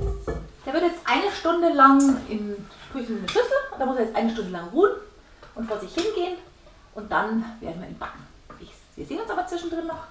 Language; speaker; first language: German; native; German